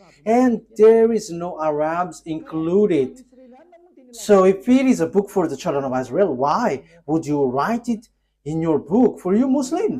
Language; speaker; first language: English; non-native, fluent; Malagasy